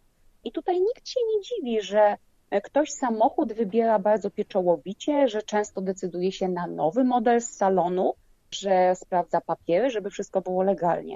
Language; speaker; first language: Polish; native; Polish